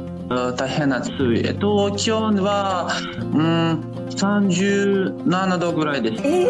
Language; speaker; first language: Japanese; non-native, fluent; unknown